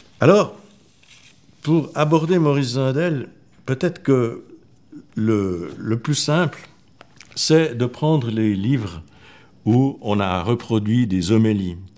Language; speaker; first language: French; native; French